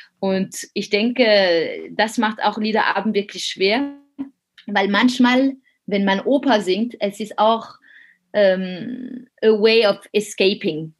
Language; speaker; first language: German; non-native, fluent; French